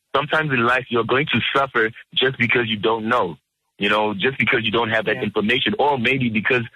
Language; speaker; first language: English; early bilingual, other home language; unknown